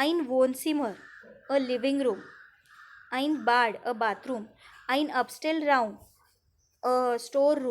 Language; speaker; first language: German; non-native, fluent; Marathi